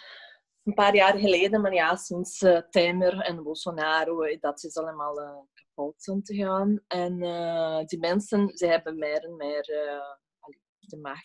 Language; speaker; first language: Dutch; non-native, fluent; Portuguese